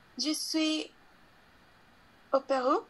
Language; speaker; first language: French; non-native, learner; Spanish